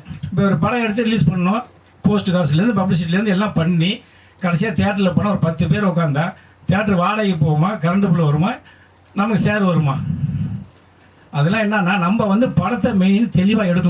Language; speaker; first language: Tamil; native; Tamil